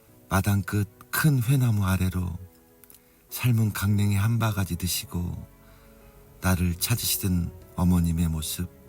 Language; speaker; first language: Korean; native; Korean